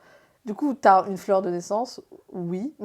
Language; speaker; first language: French; native; French